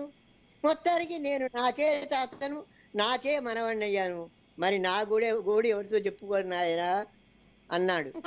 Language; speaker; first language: Telugu; native; Telugu